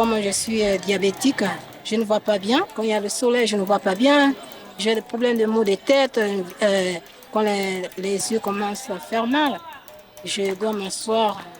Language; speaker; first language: French; non-native, fluent; Portuguese